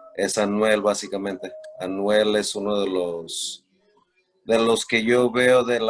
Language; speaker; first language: Spanish; early bilingual, heritage; Spanish